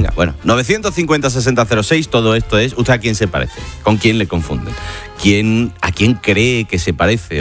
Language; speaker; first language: Spanish; native; Spanish